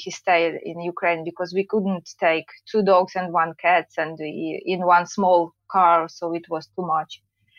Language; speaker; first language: English; non-native, learner; Ukrainian